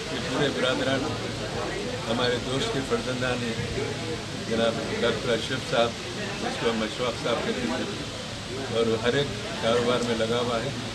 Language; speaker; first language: Urdu; native; Urdu